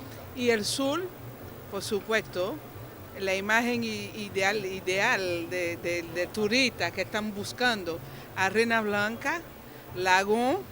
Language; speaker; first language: Spanish; non-native, fluent; French